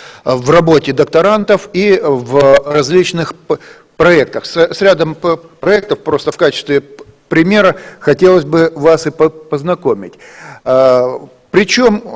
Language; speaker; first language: Russian; native; Russian